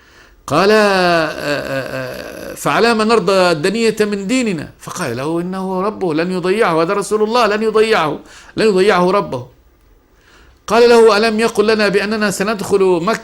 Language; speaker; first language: Arabic; native; Arabic